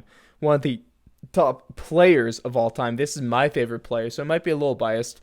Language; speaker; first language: English; native; English